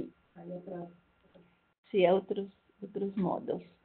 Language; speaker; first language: Spanish; non-native, fluent; Portuguese